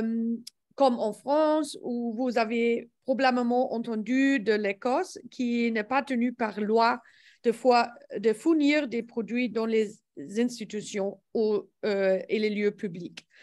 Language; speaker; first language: French; non-native, learner; English